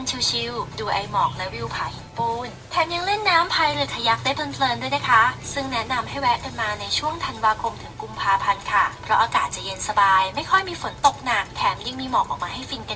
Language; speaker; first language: Thai; native; Thai